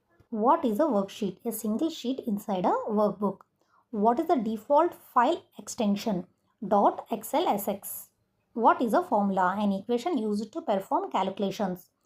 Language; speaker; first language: English; non-native, local second language; Telugu